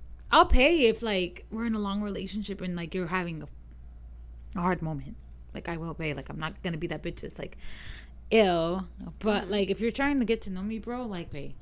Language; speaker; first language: English; early bilingual, other home language; Spanish